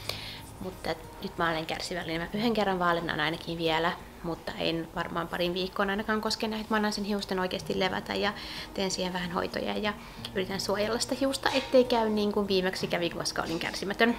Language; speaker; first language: Finnish; native; Finnish